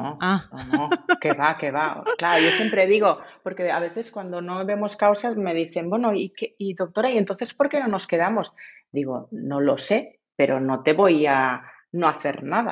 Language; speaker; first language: Spanish; native; Spanish